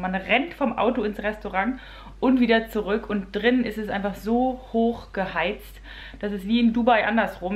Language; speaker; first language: German; native; German